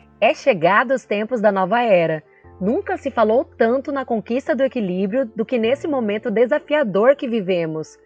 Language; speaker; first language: Portuguese; native; Portuguese